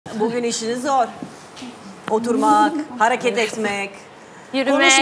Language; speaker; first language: Turkish; non-native, fluent; Serbian